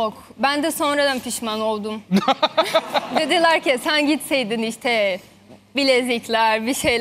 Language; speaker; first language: Turkish; non-native, fluent; Portuguese